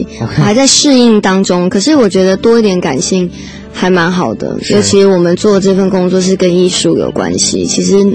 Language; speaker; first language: Chinese; native; Chinese